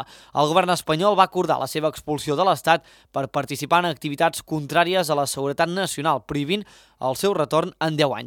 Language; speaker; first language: Catalan; native; Catalan